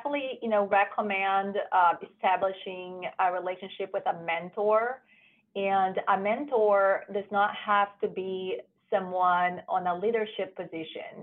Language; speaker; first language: English; non-native, fluent; Portuguese